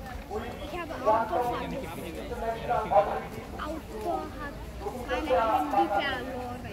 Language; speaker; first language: German; non-native, learner; Bangla